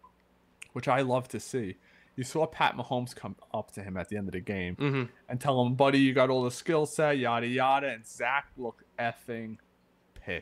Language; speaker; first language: English; native; English